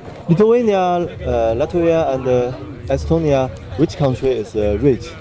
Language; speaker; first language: English; non-native, learner; Chinese